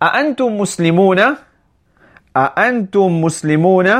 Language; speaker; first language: Arabic; non-native, fluent; English